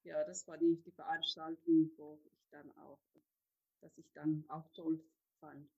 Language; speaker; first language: German; non-native, fluent; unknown